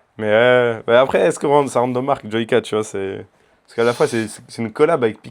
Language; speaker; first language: French; native; French